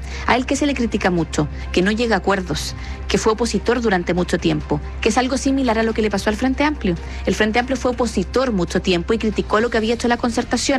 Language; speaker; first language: Spanish; native; Spanish